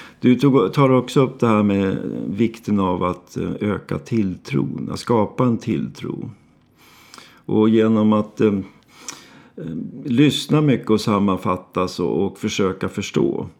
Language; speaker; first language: Swedish; native; Swedish